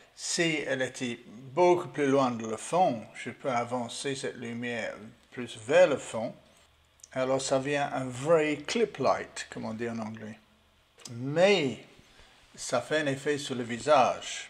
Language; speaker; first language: French; non-native, learner; English